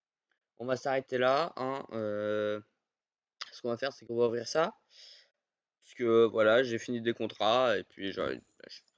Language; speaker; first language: French; native; French